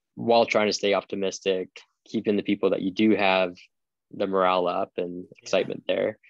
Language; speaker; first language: English; native; English